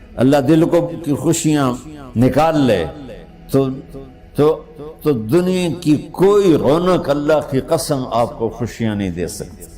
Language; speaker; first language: Urdu; non-native, local second language; Punjabi